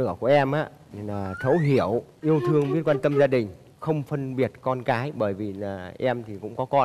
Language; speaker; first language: Vietnamese; native; Vietnamese